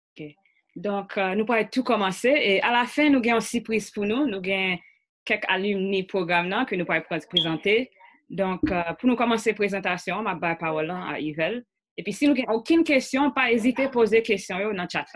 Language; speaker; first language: Haitian Creole; early bilingual, heritage; English